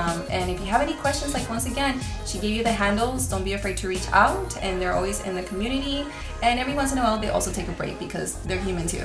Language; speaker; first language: English; early bilingual, other home language; Spanish